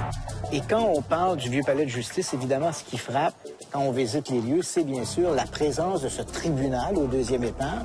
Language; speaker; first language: French; native; French